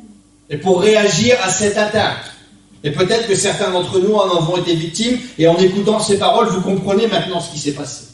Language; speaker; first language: French; native; French